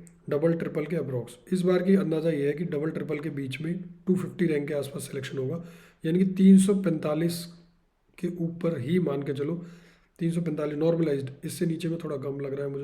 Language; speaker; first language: Hindi; native; Hindi